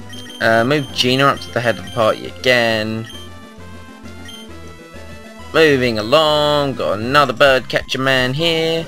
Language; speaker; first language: English; native; English